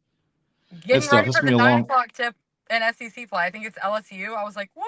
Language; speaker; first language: English; native; English